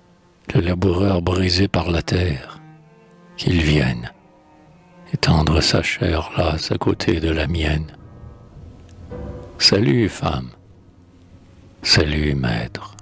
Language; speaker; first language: French; native; French